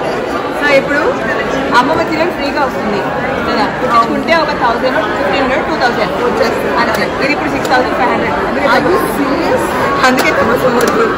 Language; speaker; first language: Telugu; native; Telugu